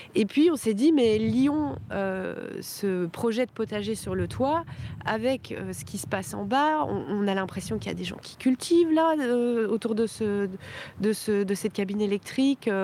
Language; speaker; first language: French; native; French